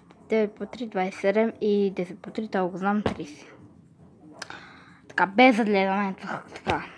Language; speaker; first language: Bulgarian; early bilingual, heritage; Bulgarian